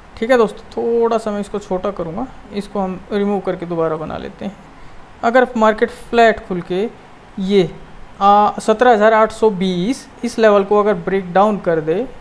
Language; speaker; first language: Hindi; native; Hindi